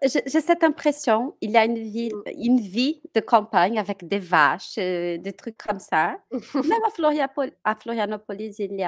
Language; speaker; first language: French; non-native, fluent; Portuguese